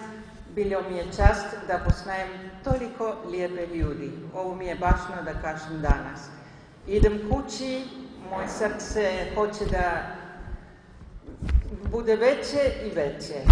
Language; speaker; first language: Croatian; early bilingual, heritage; Spanish